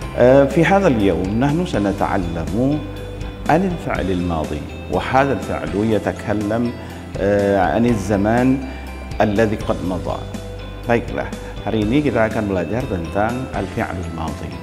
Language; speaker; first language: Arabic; non-native, fluent; Indonesian